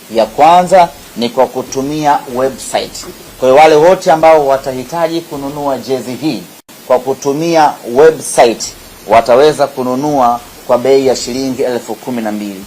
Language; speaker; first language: Swahili; native; Swahili